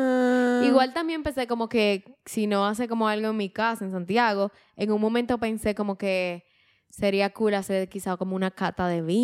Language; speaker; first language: Spanish; native; Spanish